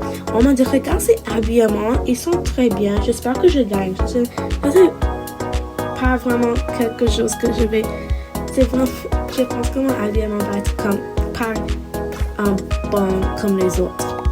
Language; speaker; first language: French; non-native, learner; English